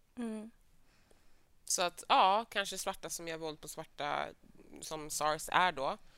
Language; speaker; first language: Swedish; native; Swedish